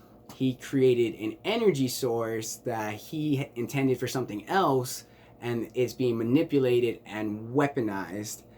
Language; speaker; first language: English; native; English